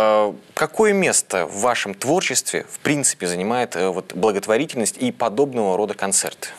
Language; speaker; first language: Russian; native; Russian